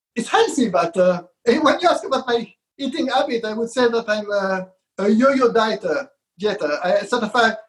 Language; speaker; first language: English; non-native, fluent; Hebrew